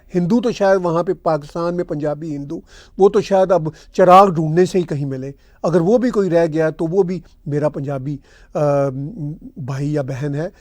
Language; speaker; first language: Urdu; non-native, local second language; Punjabi